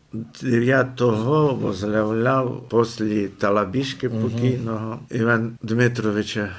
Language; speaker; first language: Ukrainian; native; Ukrainian